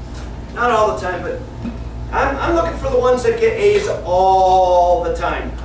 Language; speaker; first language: English; native; English